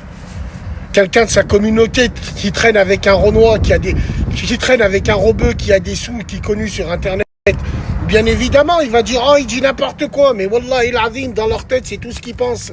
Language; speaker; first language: French; native; French